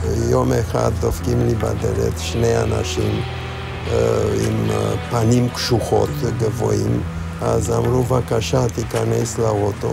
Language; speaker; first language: Hebrew; non-native, fluent; Romanian